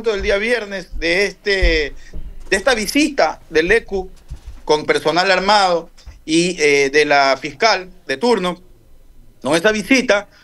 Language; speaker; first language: Spanish; native; Spanish